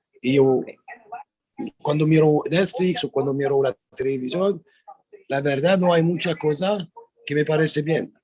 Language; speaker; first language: Spanish; non-native, learner; French